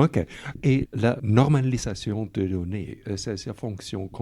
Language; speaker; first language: French; non-native, fluent; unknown